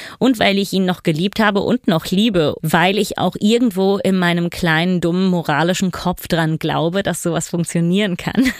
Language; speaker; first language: German; non-native, fluent; Italian